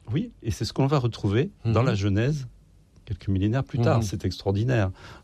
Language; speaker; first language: French; native; French